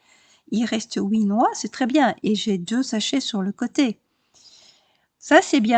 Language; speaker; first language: French; native; French